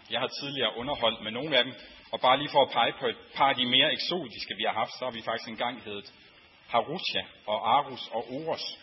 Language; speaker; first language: Danish; native; Danish